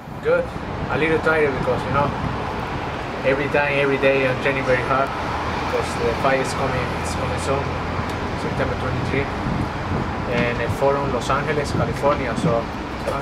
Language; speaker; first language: English; non-native, learner; Spanish